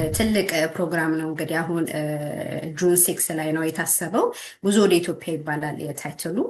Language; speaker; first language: Amharic; native; Amharic